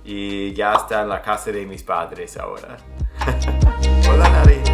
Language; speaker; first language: Spanish; non-native, fluent; English